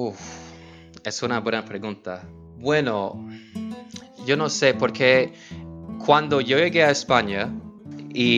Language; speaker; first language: Spanish; non-native, learner; English